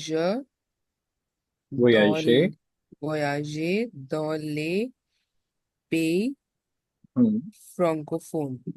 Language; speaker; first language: French; non-native, learner; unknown